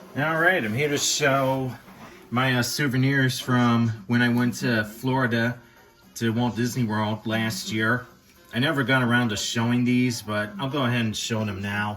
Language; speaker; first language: English; native; English